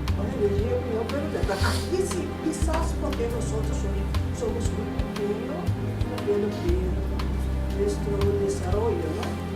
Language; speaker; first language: Spanish; non-native, learner; Papiamento